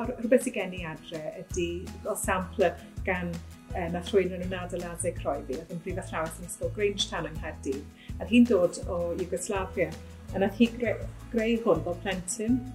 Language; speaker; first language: Welsh; native; Welsh